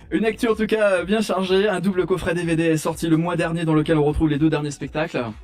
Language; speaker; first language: French; native; French